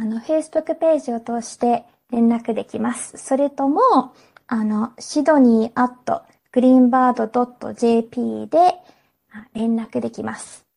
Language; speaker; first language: Japanese; non-native, fluent; English